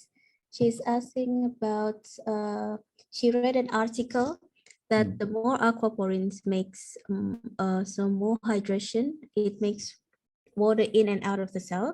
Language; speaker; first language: English; non-native, fluent; Indonesian